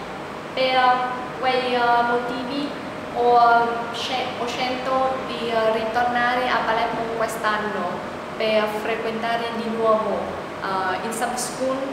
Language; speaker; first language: Italian; non-native, learner; Vietnamese